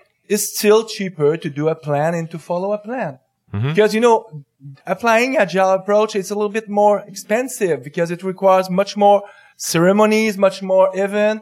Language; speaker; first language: English; non-native, fluent; French